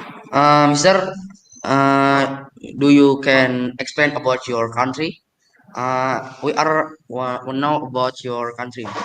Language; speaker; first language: English; non-native, learner; Indonesian